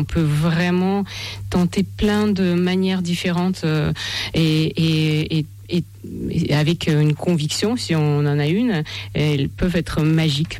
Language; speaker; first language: French; non-native, fluent; Russian